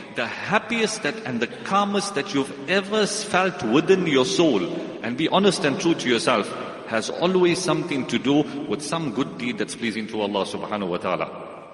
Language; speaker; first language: English; native; English